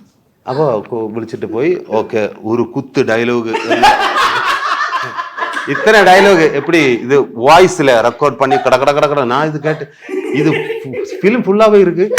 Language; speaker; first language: Tamil; non-native, learner; Malayalam